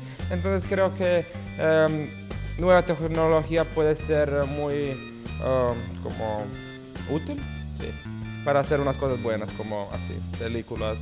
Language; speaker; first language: Spanish; non-native, learner; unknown